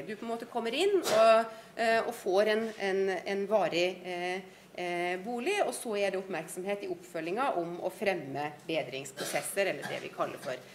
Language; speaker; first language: Norwegian; native; Norwegian